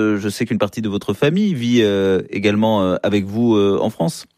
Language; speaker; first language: French; native; French